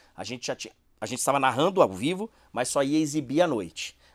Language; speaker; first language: Portuguese; native; Portuguese